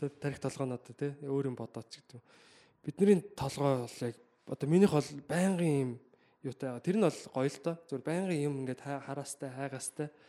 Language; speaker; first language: Mongolian; native; Mongolian